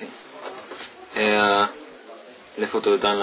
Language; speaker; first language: French; non-native, learner; English